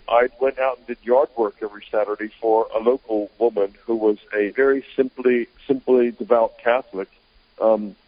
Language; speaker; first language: English; native; English